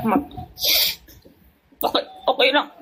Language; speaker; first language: Filipino; non-native, learner; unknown